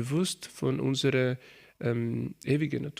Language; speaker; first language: German; non-native, learner; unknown